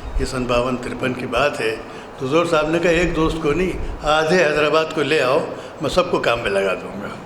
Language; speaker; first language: Urdu; native; Urdu